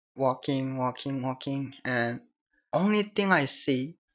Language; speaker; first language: English; non-native, learner; Korean